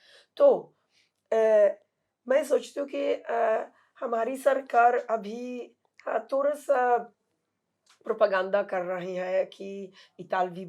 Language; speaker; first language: Hindi; non-native, fluent; Italian